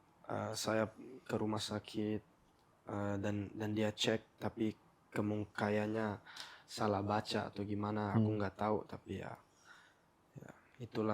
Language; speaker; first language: Indonesian; early bilingual, heritage; English